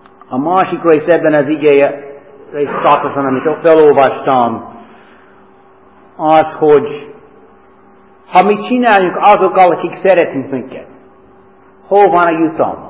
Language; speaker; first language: Hungarian; non-native, fluent; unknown